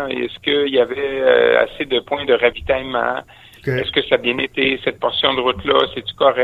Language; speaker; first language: French; native; French